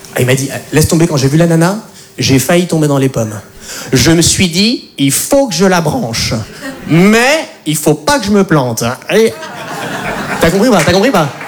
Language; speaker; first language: French; native; French